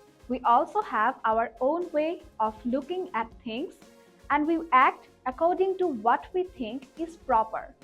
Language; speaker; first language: English; non-native, local second language; Bangla